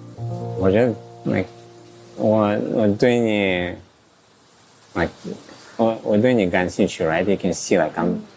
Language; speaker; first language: Chinese; early bilingual, heritage; English